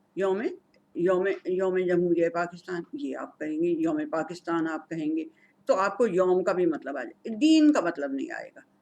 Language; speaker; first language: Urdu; non-native, local second language; Punjabi